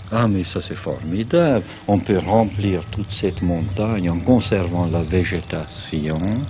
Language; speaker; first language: French; non-native, fluent; Hungarian